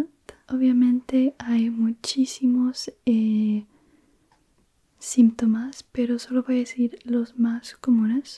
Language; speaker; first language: Spanish; early bilingual, heritage; Spanish